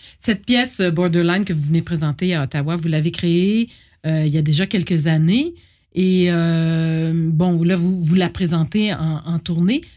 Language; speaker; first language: French; native; French